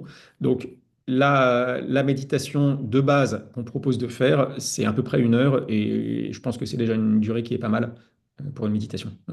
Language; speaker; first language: French; native; French